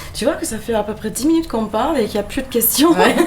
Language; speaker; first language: French; non-native, fluent; German